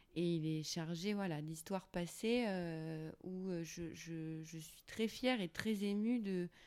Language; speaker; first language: French; native; French